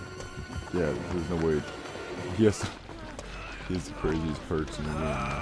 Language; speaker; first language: English; native; English